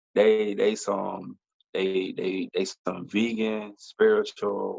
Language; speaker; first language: English; native; English